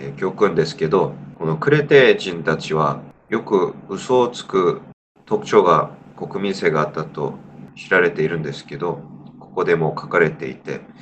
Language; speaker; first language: Japanese; non-native, fluent; Korean